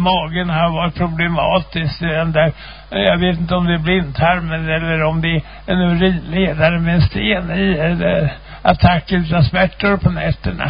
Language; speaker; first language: Swedish; native; Swedish